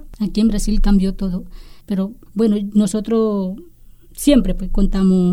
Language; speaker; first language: Spanish; non-native, local second language; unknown